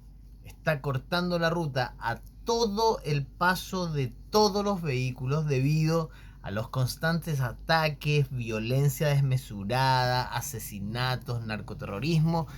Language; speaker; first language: Spanish; native; Spanish